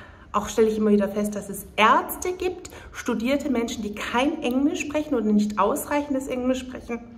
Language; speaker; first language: German; native; German